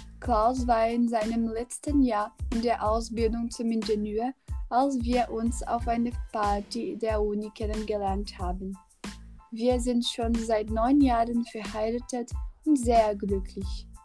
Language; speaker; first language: German; non-native, learner; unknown